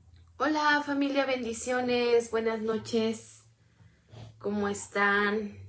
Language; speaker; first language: Spanish; native; Spanish